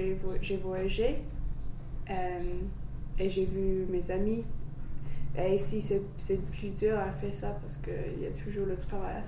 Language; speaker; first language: French; non-native, learner; English